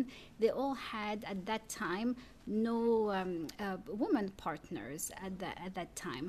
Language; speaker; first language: English; non-native, fluent; French